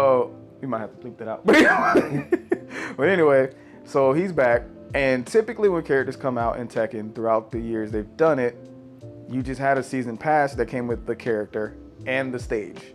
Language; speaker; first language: English; native; English